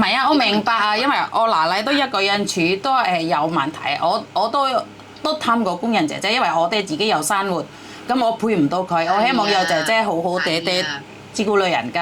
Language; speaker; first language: Cantonese; non-native, fluent; Javanese